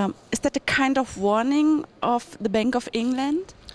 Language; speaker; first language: English; non-native, fluent; German